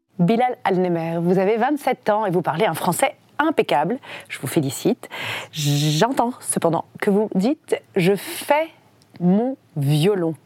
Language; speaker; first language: French; native; French